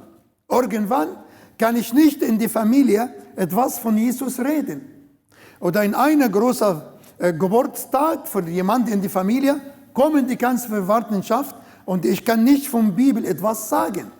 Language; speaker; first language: German; non-native, learner; Arabic